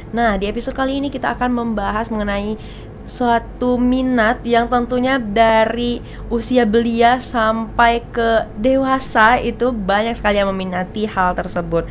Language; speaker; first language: Indonesian; native; Indonesian